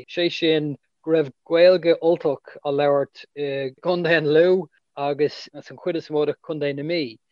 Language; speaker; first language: Irish; non-native, local second language; English